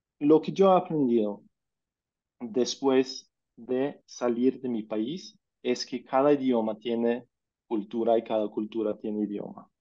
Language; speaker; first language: Spanish; non-native, fluent; Danish